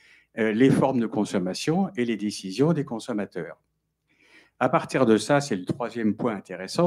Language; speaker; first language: French; native; French